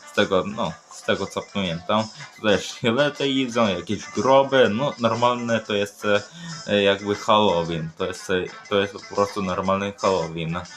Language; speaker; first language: Polish; early bilingual, other home language; Ukrainian